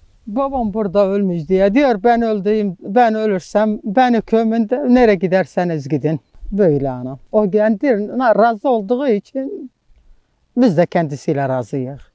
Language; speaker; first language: Turkish; non-native, local second language; Arabic